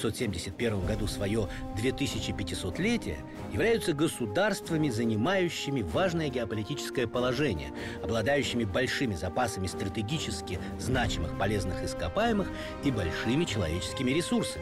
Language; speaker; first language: Russian; native; Russian